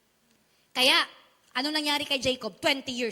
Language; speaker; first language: Filipino; non-native, local second language; Chavacano